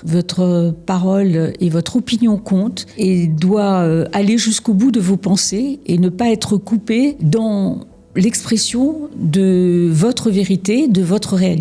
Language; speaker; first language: French; native; French